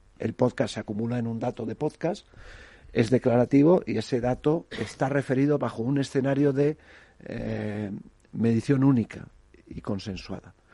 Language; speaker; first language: Spanish; native; Spanish